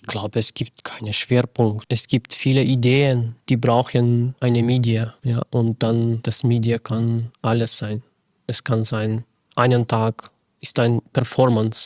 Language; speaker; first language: German; non-native, fluent; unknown